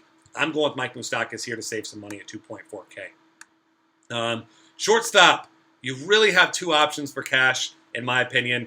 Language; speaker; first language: English; native; English